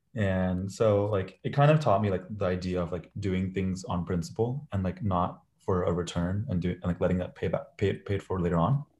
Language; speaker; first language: English; early bilingual, other home language; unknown